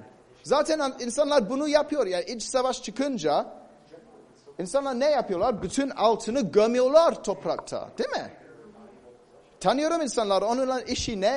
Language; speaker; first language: Turkish; non-native, fluent; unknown